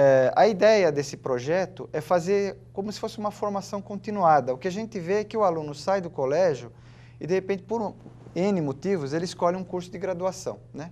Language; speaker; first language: Portuguese; native; Portuguese